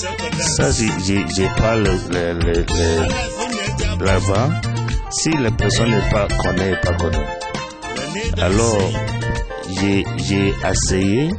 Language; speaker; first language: French; non-native, learner; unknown